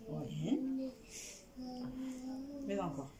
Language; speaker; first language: French; native; French